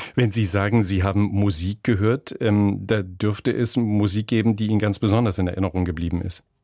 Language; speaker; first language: German; native; German